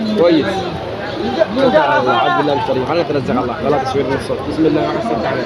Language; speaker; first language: Arabic; non-native, learner; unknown